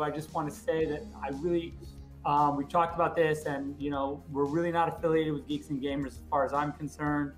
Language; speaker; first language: English; native; English